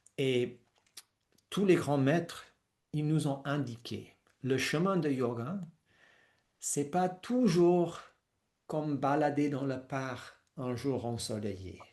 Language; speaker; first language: French; non-native, fluent; English